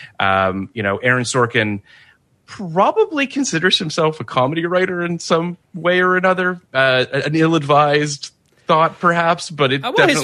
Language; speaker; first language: English; native; English